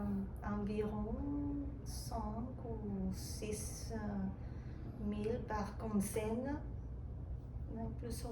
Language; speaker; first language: French; non-native, fluent; Spanish